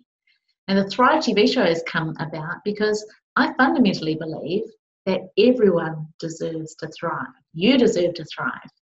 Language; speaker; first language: English; native; English